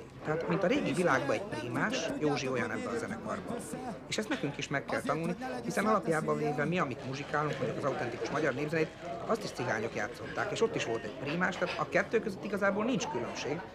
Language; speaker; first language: Hungarian; native; Hungarian